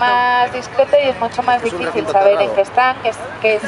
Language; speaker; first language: Spanish; native; Spanish